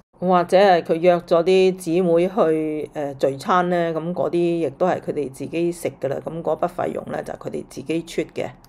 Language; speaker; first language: Cantonese; native; Cantonese